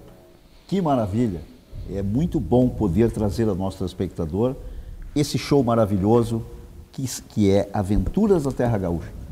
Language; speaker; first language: Portuguese; native; Portuguese